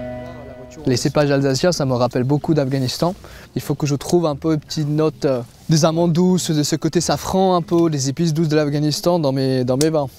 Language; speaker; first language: French; non-native, fluent; Persian